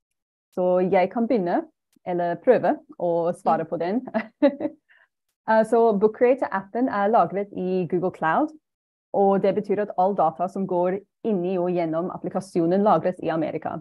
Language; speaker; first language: Norwegian; non-native, fluent; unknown